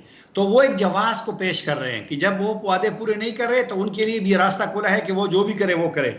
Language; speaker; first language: Hindi; non-native, local second language; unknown